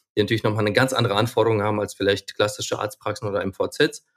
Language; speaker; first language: German; non-native, fluent; Ukrainian